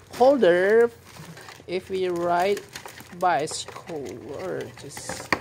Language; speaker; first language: English; non-native, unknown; Indonesian